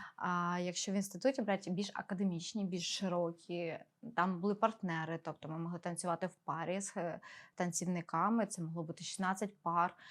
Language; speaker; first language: Ukrainian; non-native, local second language; Russian